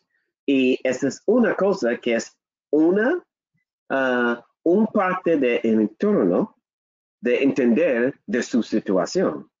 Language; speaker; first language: Spanish; non-native, learner; English